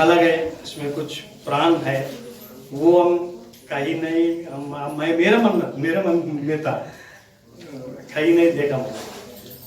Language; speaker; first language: Hindi; non-native, local second language; Telugu